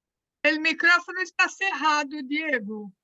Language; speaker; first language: Spanish; non-native, fluent; Portuguese